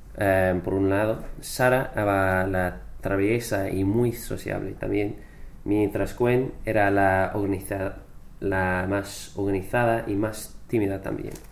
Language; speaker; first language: Spanish; non-native, fluent; English